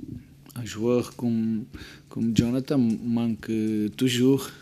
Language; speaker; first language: French; non-native, learner; Portuguese